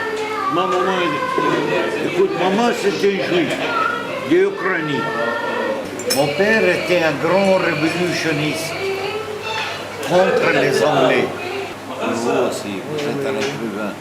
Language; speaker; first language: French; non-native, learner; Arabic